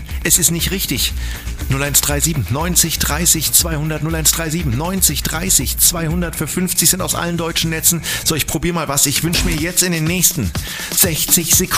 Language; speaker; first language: German; native; German